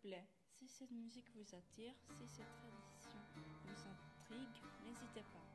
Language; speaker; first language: French; non-native, learner; Greek